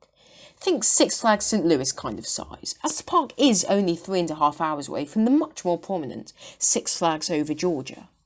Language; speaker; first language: English; native; English